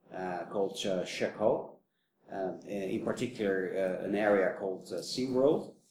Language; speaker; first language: English; non-native, fluent; Dutch